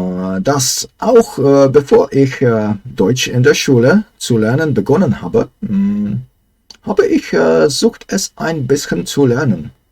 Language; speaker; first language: German; non-native, learner; Slovak